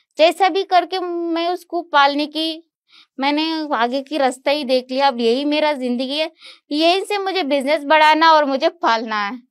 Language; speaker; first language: Hindi; non-native, local second language; Kannada